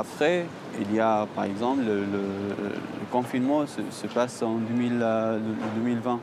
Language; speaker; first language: French; non-native, learner; Arabic